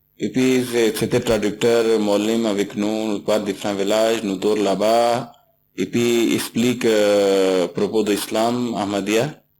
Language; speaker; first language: French; non-native, learner; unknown